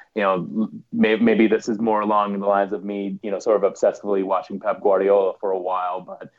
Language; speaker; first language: English; native; English